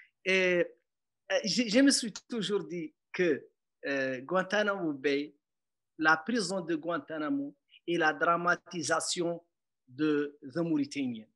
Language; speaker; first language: French; non-native, local second language; Arabic